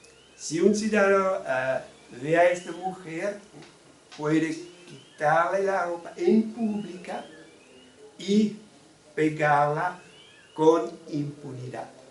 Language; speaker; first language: Spanish; non-native, fluent; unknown